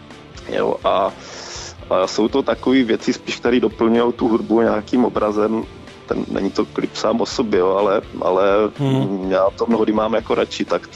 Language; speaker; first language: Czech; native; Czech